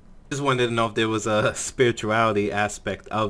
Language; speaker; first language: English; native; English